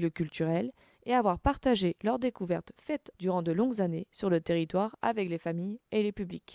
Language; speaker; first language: French; native; French